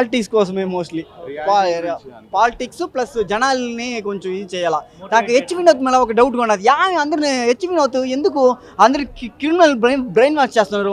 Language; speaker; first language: Telugu; native; Telugu